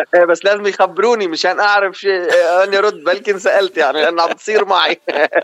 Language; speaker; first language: Arabic; native; Arabic